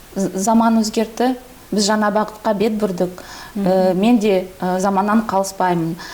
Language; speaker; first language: Kazakh; non-native, local second language; Russian